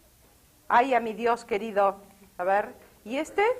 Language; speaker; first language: Spanish; native; Spanish